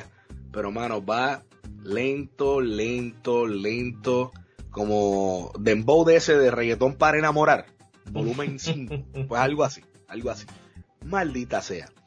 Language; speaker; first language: Spanish; native; Spanish